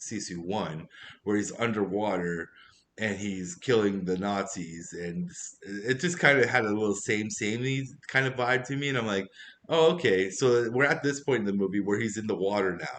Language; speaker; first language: English; native; English